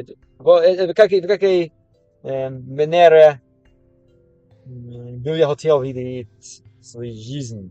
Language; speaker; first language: Russian; non-native, learner; English